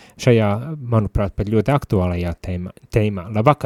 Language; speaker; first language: Latvian; native; Latvian